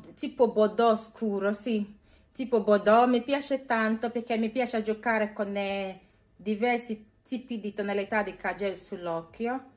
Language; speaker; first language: Italian; non-native, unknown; English